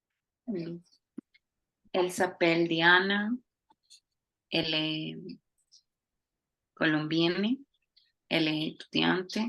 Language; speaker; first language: French; non-native, learner; Spanish